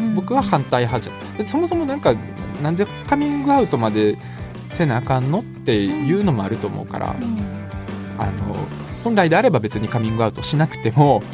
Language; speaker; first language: Japanese; native; Japanese